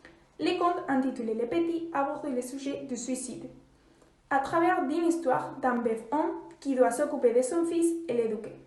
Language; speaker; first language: French; non-native, learner; Spanish